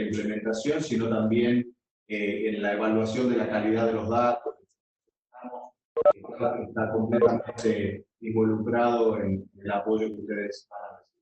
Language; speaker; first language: Spanish; native; Spanish